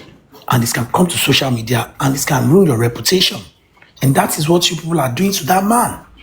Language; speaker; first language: English; non-native, local second language; Yoruba